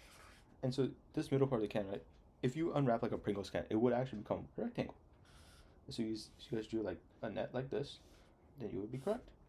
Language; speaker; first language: English; native; English